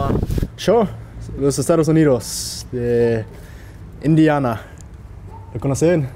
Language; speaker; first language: Spanish; non-native, fluent; English